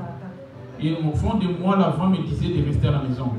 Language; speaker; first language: French; non-native, local second language; Lingala